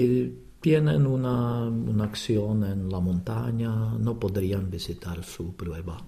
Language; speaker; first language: Spanish; non-native, fluent; Czech